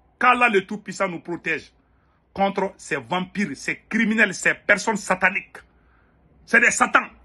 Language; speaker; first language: French; non-native, local second language; Bambara